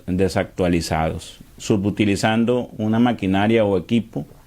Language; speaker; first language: Spanish; native; Spanish